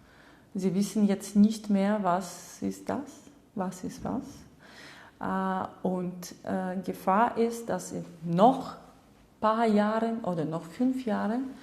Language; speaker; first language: German; non-native, fluent; Russian